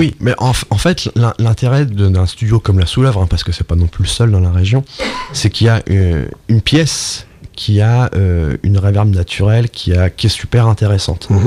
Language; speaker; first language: French; native; French